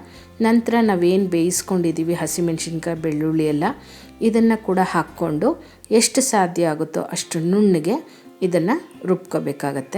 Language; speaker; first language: Kannada; native; Kannada